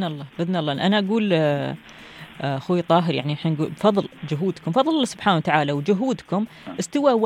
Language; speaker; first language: Arabic; native; Arabic